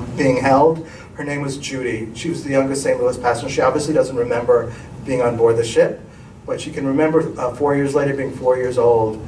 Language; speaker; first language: English; native; English